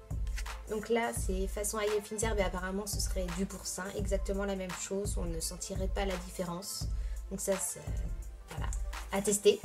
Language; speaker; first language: French; native; French